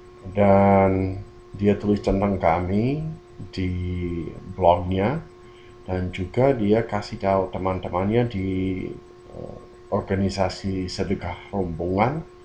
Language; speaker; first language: Indonesian; non-native, fluent; English